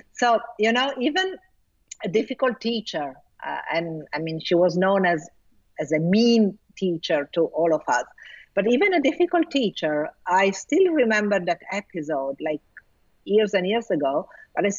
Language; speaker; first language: English; non-native, fluent; Italian